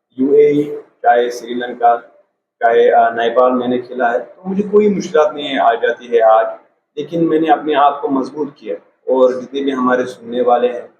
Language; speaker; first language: Hindi; non-native, local second language; Kashmiri